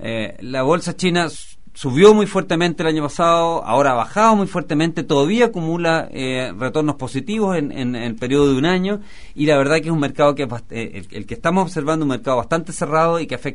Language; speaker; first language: Spanish; native; Spanish